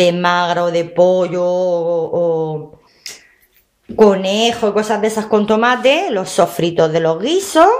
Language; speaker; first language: Spanish; native; Spanish